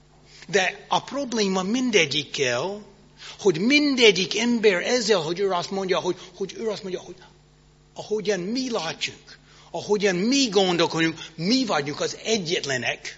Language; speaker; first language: Hungarian; non-native, fluent; English